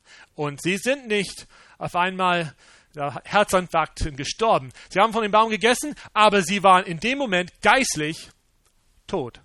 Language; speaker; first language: German; non-native, fluent; English